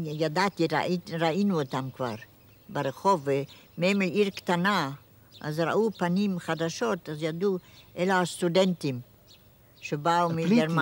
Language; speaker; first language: Hebrew; non-native, fluent; German